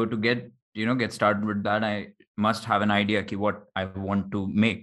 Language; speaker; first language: English; non-native, local second language; Hindi